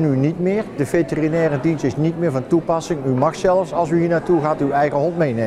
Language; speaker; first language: Dutch; native; Dutch